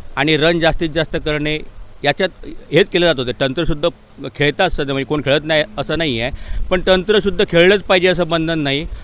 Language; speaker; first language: Marathi; native; Marathi